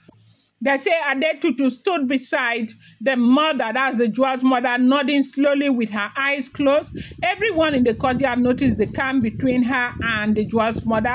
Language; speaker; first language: English; non-native, local second language; Yoruba